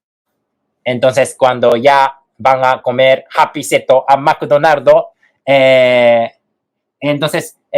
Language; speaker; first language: Spanish; non-native, fluent; Japanese